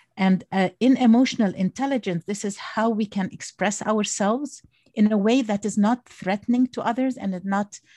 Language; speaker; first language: English; non-native, fluent; Arabic